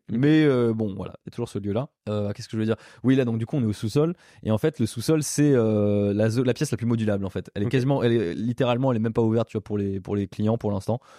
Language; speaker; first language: French; native; French